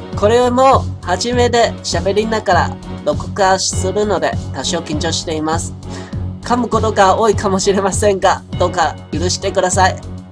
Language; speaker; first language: Japanese; non-native, learner; Chinese